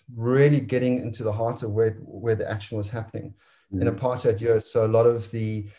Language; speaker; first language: English; native; English